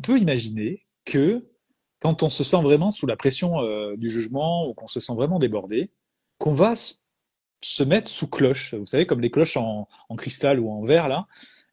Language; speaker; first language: French; native; French